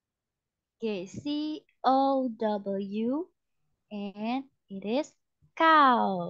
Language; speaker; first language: English; non-native, fluent; Indonesian